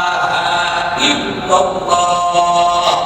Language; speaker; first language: Indonesian; non-native, local second language; Sundanese